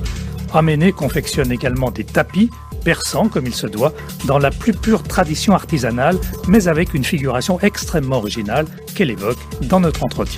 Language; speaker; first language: French; native; French